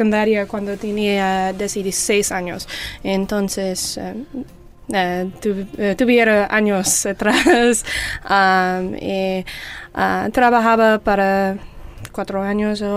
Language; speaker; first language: Spanish; non-native, learner; English